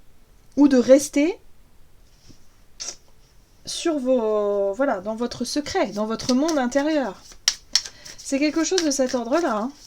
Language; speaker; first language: French; native; French